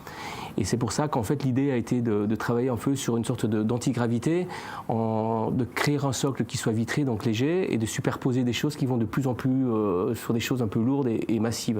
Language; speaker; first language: French; native; French